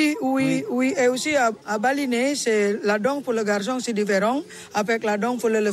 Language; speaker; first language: French; non-native, learner; Balinese